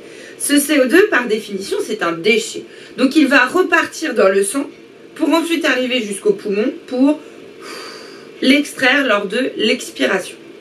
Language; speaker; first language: French; native; French